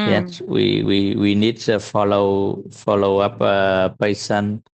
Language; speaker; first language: English; non-native, learner; Vietnamese